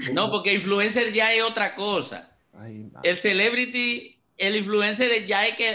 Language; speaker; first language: Spanish; native; Spanish